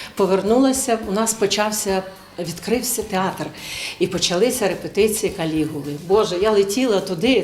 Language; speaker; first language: Ukrainian; native; Ukrainian